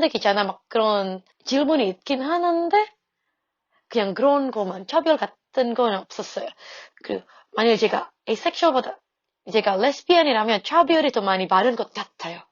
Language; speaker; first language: Korean; non-native, fluent; Indonesian